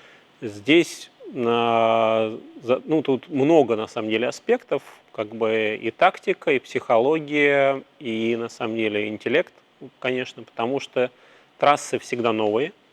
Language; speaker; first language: Russian; native; Russian